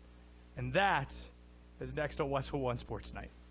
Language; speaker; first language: English; native; English